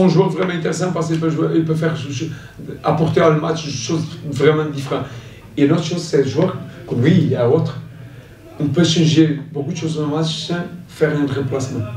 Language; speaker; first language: French; non-native, fluent; Portuguese